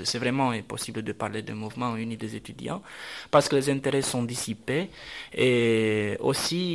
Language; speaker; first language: French; non-native, fluent; Romanian